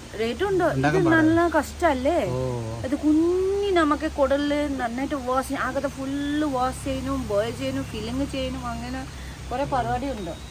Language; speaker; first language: Malayalam; non-native, learner; Nepali